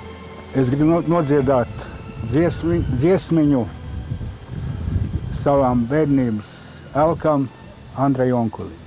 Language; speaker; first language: Latvian; native; Latvian